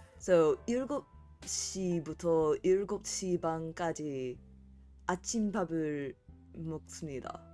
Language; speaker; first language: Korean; non-native, learner; English